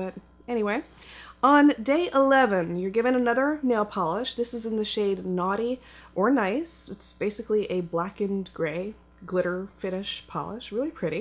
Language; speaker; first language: English; native; English